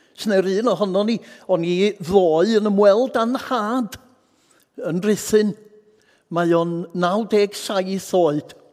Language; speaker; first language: Welsh; native; Welsh